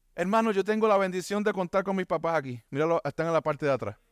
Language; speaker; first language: Spanish; native; Spanish